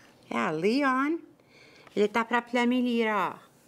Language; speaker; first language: French; native; French